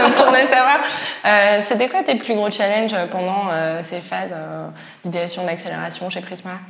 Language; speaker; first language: French; native; French